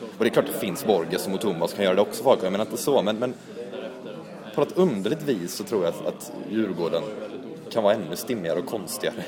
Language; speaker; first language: Swedish; native; Swedish